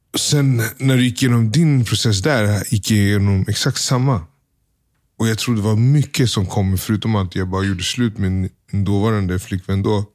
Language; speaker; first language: Swedish; early bilingual, other home language; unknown